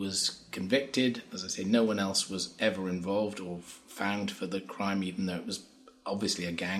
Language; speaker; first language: English; native; English